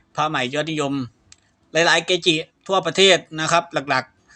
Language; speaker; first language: Thai; native; Thai